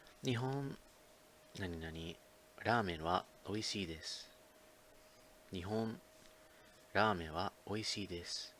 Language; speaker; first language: Japanese; non-native, fluent; English